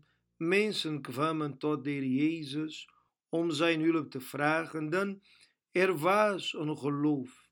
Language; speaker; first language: Dutch; non-native, fluent; Portuguese